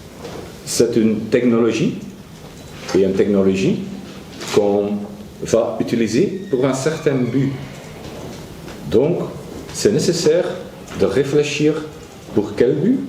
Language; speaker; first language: French; non-native, learner; Dutch